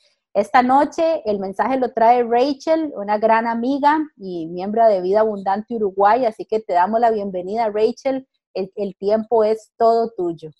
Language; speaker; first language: Spanish; native; Spanish